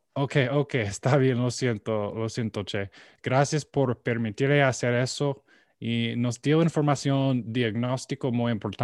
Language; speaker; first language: Spanish; non-native, learner; English